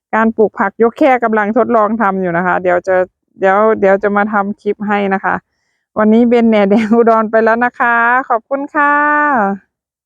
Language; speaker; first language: Thai; native; Thai